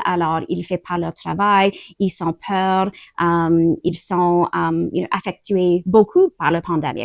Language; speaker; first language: French; non-native, learner; English